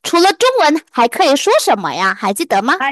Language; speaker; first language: Chinese; non-native, fluent; Indonesian